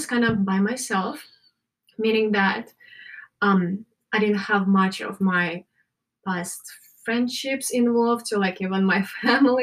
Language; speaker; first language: English; non-native, fluent; Ukrainian